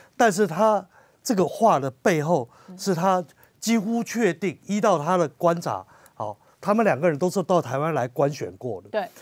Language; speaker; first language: Chinese; native; Chinese